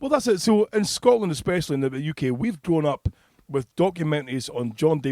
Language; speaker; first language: English; native; English